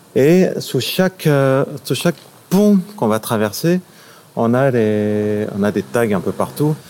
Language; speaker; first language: French; native; French